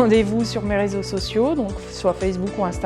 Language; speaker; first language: French; native; French